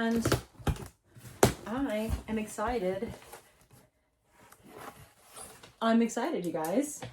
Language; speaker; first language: English; native; English